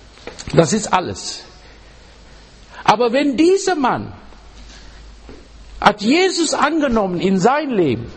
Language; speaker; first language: German; non-native, learner; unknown